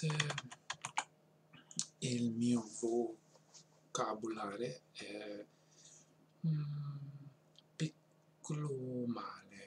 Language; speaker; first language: Italian; non-native, learner; English